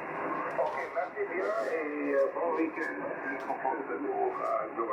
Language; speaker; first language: French; non-native, fluent; German